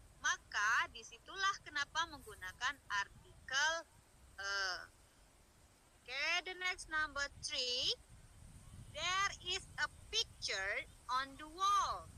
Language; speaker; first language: English; non-native, learner; Indonesian